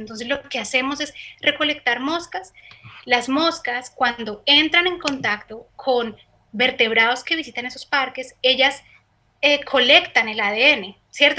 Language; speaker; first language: Spanish; native; Spanish